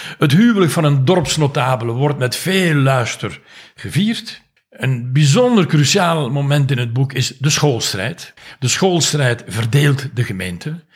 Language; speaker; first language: Dutch; native; Dutch